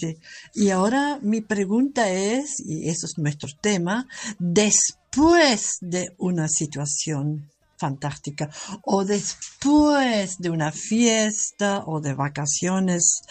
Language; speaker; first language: Spanish; non-native, fluent; German